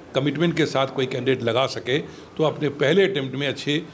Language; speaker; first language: Hindi; native; Hindi